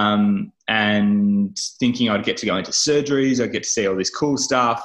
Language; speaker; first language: English; native; English